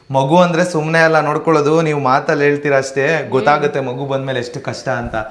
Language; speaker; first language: Kannada; native; Kannada